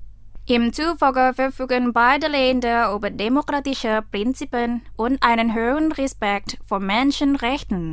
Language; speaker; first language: German; non-native, fluent; Indonesian